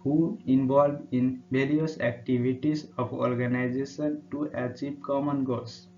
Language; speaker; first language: English; non-native, local second language; Nepali